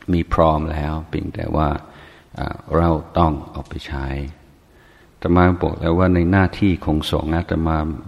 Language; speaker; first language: Thai; non-native, fluent; English